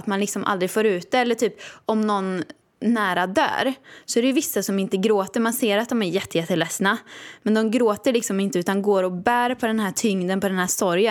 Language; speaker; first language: Swedish; native; Swedish